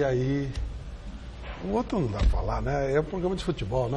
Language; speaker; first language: Portuguese; native; Portuguese